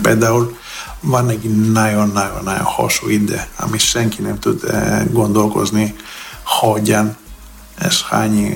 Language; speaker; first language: Hungarian; non-native, fluent; Greek